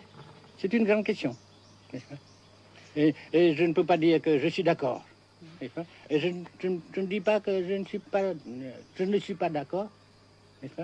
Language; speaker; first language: French; non-native, fluent; Vietnamese